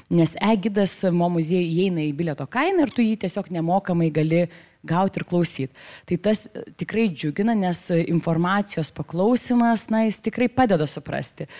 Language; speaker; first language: Lithuanian; native; Lithuanian